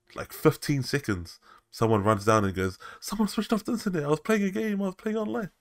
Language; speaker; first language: English; native; English